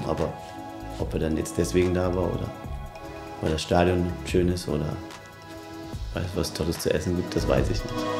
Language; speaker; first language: German; native; German